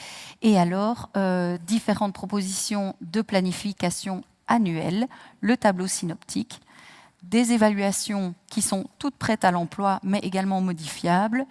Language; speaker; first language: French; native; French